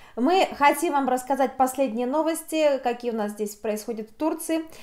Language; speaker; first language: Russian; native; Russian